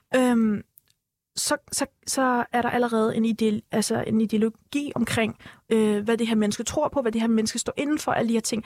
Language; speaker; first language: Danish; early bilingual, other home language; Turkish